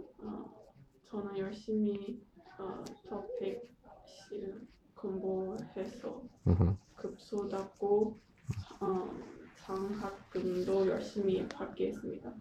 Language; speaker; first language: Korean; non-native, learner; Chinese